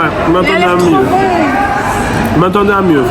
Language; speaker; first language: French; native; French